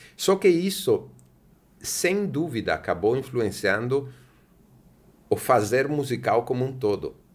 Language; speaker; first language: Portuguese; non-native, fluent; Italian